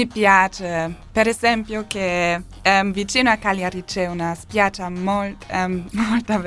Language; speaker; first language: Italian; non-native, learner; German